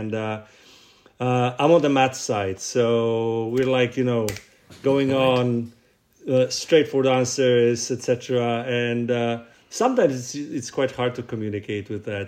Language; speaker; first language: English; non-native, fluent; Russian